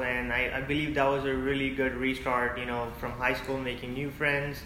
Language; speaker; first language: English; non-native, local second language; Hindi